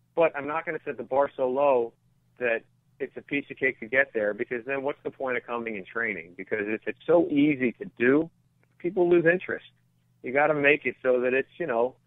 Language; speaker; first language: English; native; English